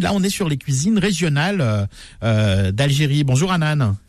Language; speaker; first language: French; native; French